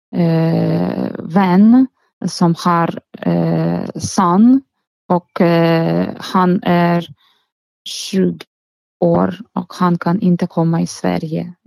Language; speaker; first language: Swedish; non-native, learner; Ukrainian